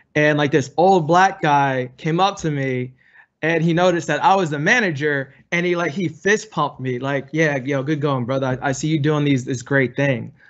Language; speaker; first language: English; native; English